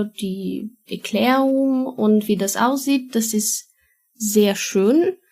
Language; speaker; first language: German; non-native, learner; Portuguese